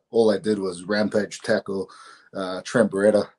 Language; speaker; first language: English; native; English